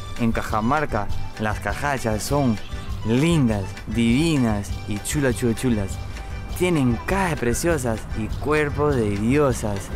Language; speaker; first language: Spanish; non-native, fluent; English